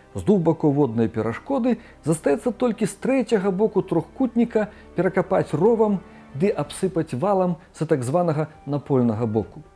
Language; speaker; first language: Belarusian; native; Belarusian